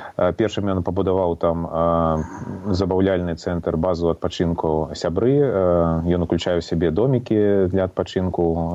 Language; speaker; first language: Belarusian; non-native, local second language; Russian